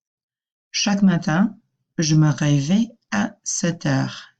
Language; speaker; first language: French; non-native, fluent; English